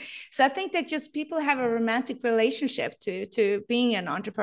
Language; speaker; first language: English; non-native, fluent; Norwegian